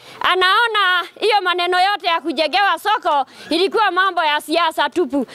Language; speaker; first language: Swahili; non-native, local second language; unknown